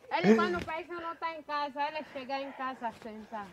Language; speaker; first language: Portuguese; non-native, local second language; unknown